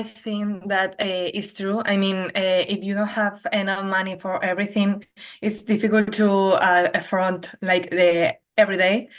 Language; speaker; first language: English; non-native, fluent; Spanish